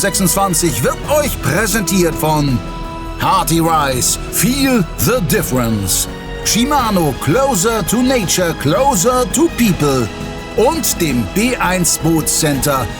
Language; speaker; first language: German; native; German